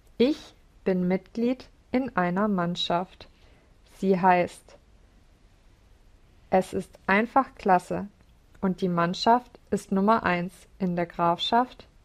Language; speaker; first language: German; non-native, learner; English